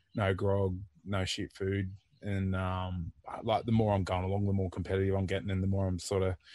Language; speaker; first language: English; native; English